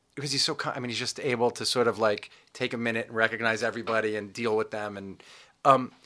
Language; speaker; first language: English; native; English